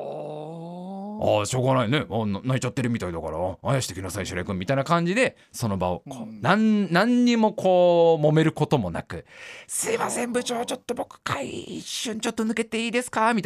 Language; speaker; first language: Japanese; native; Japanese